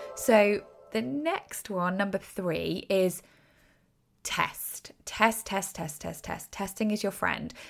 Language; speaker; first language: English; native; English